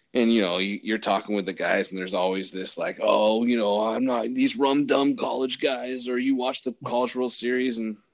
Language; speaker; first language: English; native; English